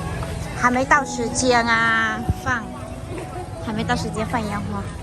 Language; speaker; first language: Chinese; non-native, learner; Vietnamese